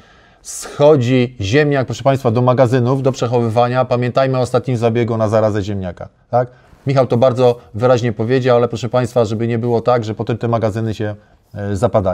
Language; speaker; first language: Polish; native; Polish